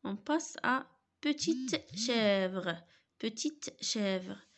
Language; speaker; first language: French; non-native, local second language; Arabic